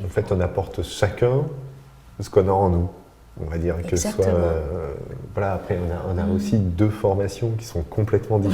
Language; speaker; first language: French; native; French